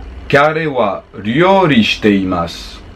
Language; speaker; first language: Japanese; non-native, learner; French